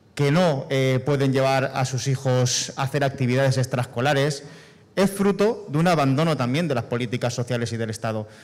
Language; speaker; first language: Spanish; native; Spanish